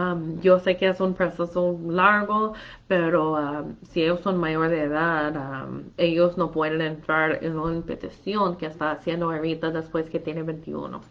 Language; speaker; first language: Spanish; non-native, fluent; English